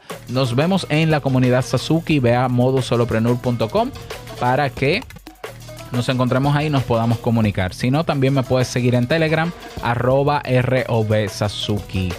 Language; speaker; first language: Spanish; native; Spanish